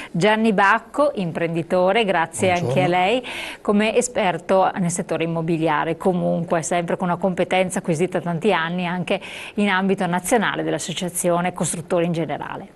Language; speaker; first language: Italian; native; Italian